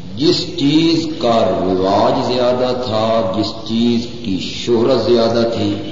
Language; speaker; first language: Urdu; non-native, local second language; Punjabi